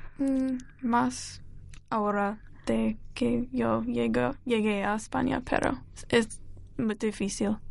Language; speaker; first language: Spanish; non-native, learner; English